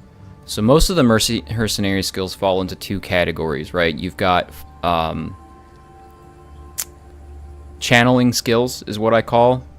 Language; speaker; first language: English; native; English